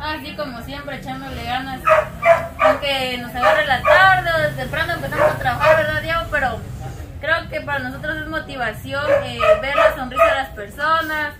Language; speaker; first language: Spanish; native; Spanish